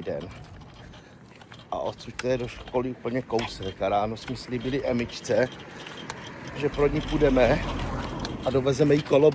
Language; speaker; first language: Czech; native; Czech